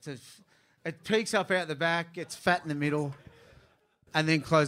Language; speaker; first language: English; native; English